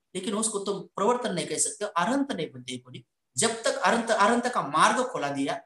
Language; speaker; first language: Hindi; non-native, local second language; Marathi